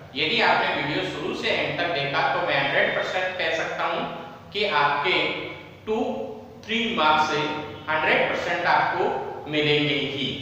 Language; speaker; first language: Hindi; native; Hindi